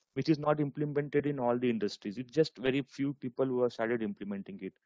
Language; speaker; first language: English; non-native, local second language; Marathi